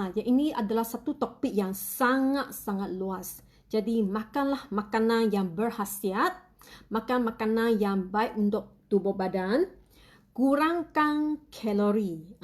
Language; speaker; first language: Malay; non-native, local second language; Chinese